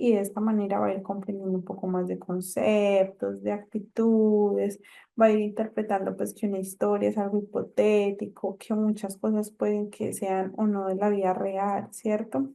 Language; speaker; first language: Spanish; native; Spanish